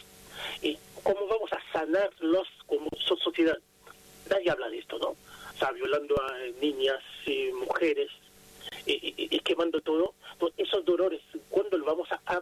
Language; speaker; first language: Spanish; non-native, fluent; Haitian Creole